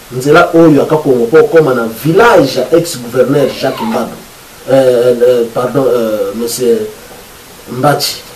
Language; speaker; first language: Lingala; non-native, local second language; Kongo